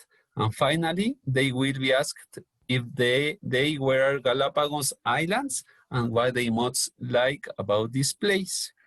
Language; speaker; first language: English; non-native, learner; Spanish